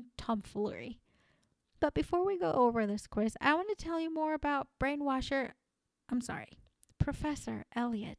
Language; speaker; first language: English; non-native, fluent; Spanish